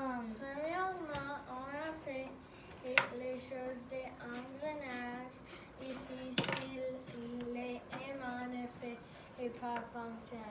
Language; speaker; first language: French; non-native, learner; English